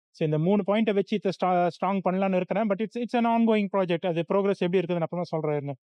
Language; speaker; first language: English; non-native, local second language; Tamil